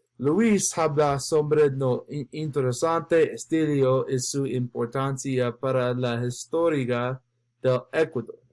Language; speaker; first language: Spanish; non-native, learner; English